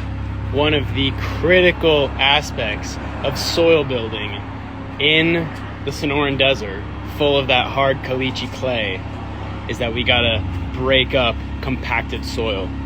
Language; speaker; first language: English; native; English